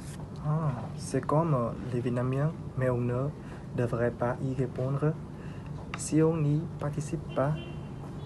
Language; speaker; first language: French; non-native, learner; Vietnamese